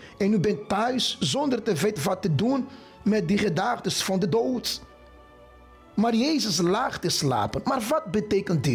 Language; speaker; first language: Dutch; non-native, fluent; Portuguese